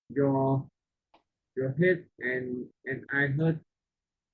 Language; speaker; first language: English; non-native, learner; Vietnamese